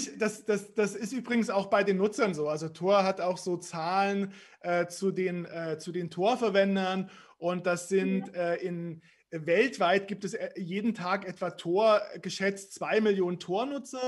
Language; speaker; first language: German; native; German